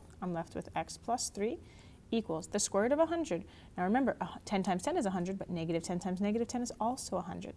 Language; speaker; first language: English; native; English